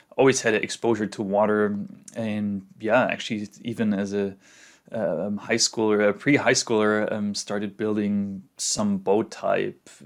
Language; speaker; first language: English; non-native, fluent; German